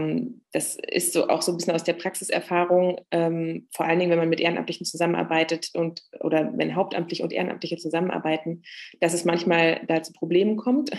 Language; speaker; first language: German; native; German